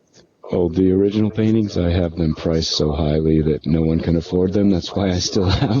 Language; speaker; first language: English; native; English